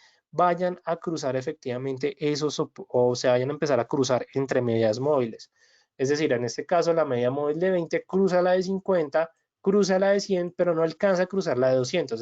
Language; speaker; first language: Spanish; native; Spanish